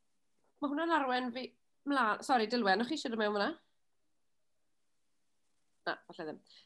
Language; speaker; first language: Welsh; native; Welsh